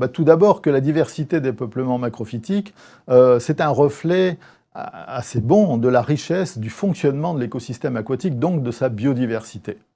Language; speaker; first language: French; native; French